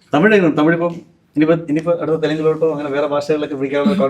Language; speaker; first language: Malayalam; native; Malayalam